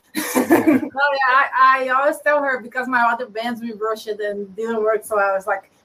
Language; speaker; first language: English; non-native, fluent; Portuguese